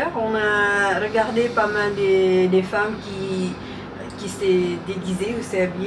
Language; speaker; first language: French; non-native, fluent; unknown